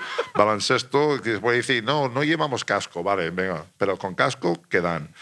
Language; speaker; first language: Spanish; non-native, fluent; English